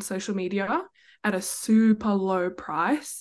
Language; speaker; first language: English; native; English